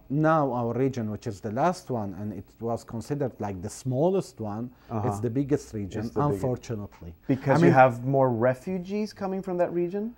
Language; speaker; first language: English; non-native, fluent; Arabic